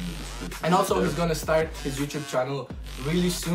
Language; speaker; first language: English; non-native, fluent; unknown